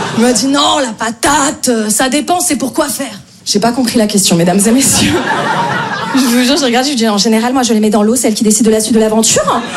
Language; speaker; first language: French; native; French